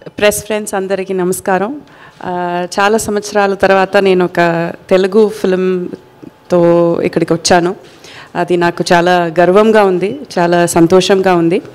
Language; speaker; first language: Telugu; non-native, fluent; Malayalam